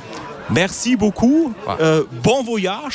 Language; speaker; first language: French; non-native, learner; German